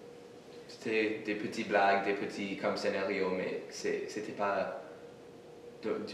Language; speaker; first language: French; non-native, local second language; English